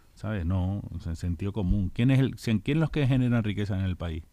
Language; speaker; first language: Spanish; native; Spanish